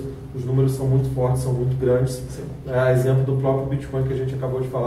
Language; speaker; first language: Portuguese; native; Portuguese